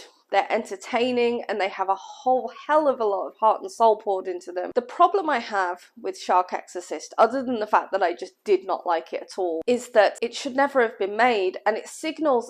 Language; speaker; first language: English; native; English